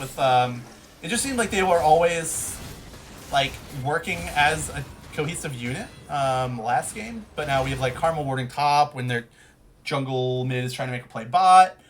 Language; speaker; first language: English; native; English